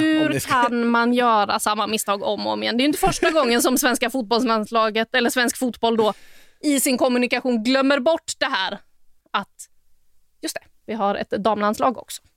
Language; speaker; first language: Swedish; native; Swedish